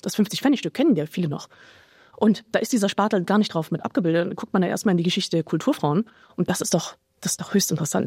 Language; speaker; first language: German; native; German